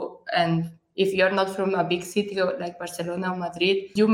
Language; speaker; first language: English; non-native, fluent; Catalan